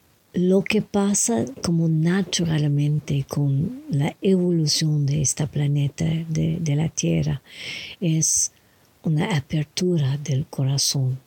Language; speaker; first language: Spanish; non-native, learner; English